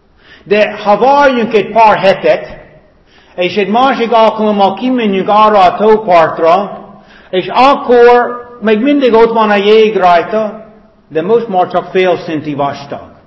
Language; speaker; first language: Hungarian; non-native, fluent; English